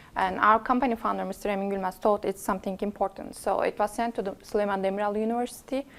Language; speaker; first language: English; non-native, fluent; Turkish